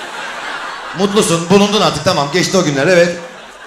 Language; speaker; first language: Turkish; native; Turkish